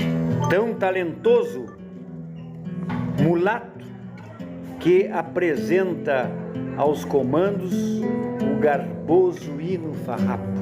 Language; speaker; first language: Portuguese; native; Portuguese